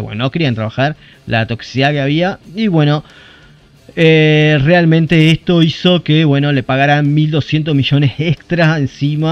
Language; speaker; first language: Spanish; native; Spanish